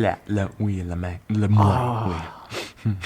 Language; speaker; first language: French; non-native, learner; English